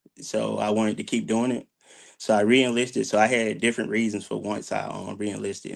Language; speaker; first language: English; native; English